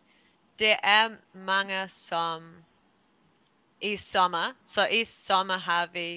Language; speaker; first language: Danish; early bilingual, heritage; English